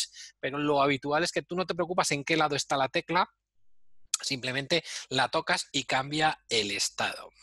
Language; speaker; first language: Spanish; native; Spanish